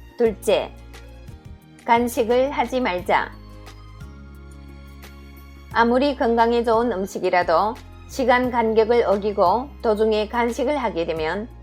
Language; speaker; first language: Korean; native; Korean